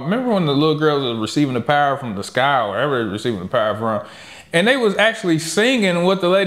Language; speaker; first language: English; native; English